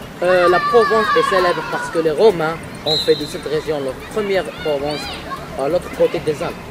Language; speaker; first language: French; non-native, learner; English